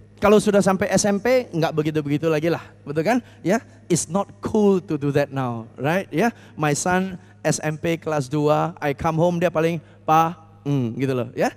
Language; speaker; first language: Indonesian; non-native, fluent; English